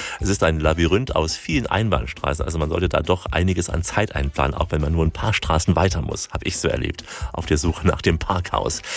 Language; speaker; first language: German; native; German